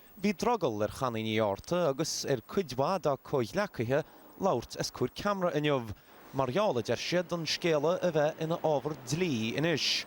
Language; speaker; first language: Irish; native; Irish